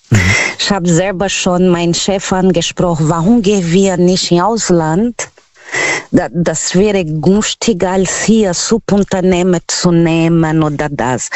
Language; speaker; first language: German; non-native, learner; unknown